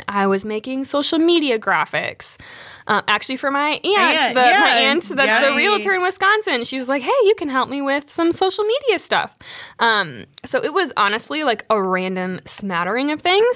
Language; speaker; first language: English; native; English